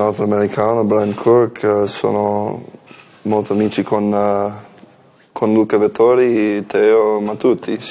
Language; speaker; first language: Italian; non-native, learner; English